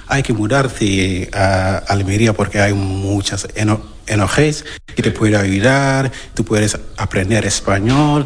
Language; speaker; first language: Spanish; non-native, learner; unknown